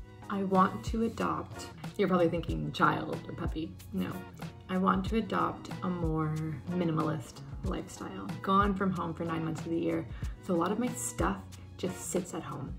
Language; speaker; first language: English; early bilingual, other home language; Spanish